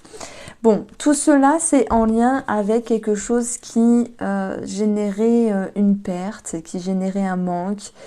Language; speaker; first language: French; native; French